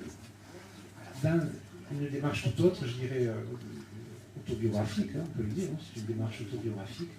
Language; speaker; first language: French; native; French